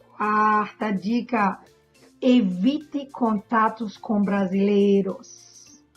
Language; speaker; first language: Portuguese; non-native, fluent; German